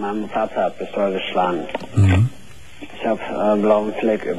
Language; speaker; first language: German; early bilingual, other home language; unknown